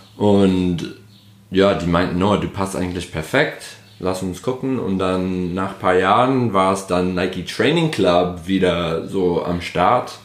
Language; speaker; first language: German; non-native, fluent; English